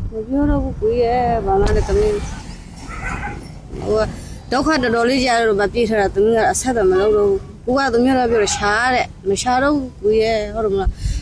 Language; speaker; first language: Burmese; native; Burmese